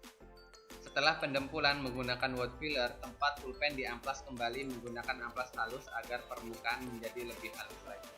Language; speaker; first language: Indonesian; native; Indonesian